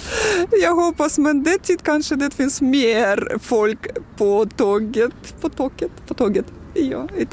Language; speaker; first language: Swedish; non-native, learner; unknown